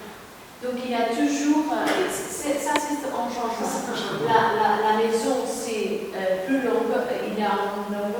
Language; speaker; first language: French; non-native, learner; Portuguese